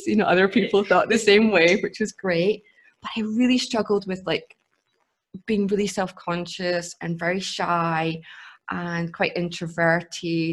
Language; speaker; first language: English; native; English